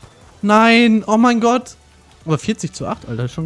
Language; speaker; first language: German; native; German